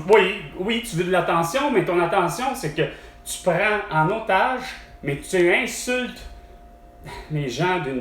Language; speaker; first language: French; native; French